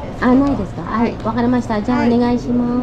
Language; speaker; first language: Japanese; non-native, learner; Filipino